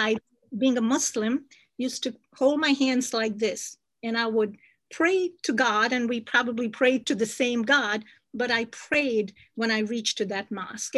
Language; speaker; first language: English; non-native, local second language; Kashmiri